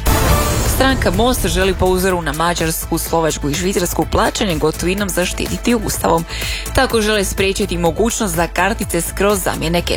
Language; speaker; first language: Croatian; native; Croatian